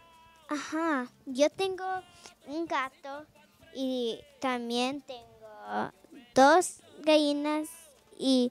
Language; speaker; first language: Spanish; early bilingual, heritage; Spanish